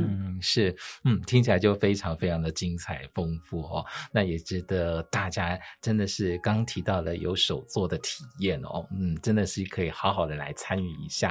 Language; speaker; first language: Chinese; native; Chinese